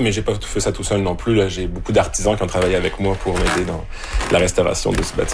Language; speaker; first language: French; native; French